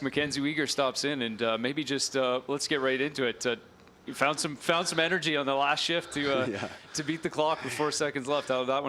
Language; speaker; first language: English; native; English